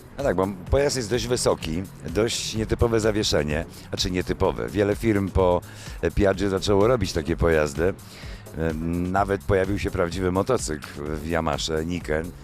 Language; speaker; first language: Polish; native; Polish